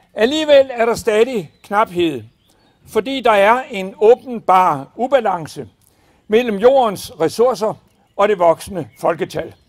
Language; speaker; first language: Danish; native; Danish